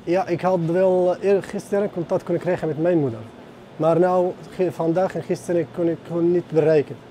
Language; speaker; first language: Dutch; non-native, fluent; Arabic